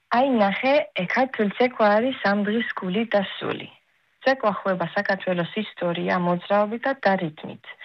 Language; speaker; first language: Georgian; early bilingual, heritage; Hebrew